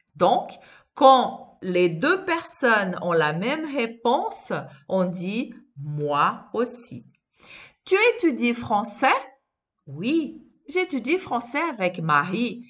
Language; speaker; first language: French; non-native, fluent; Portuguese